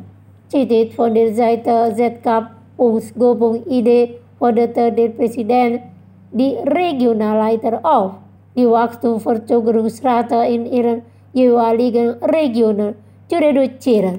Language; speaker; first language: German; non-native, fluent; Indonesian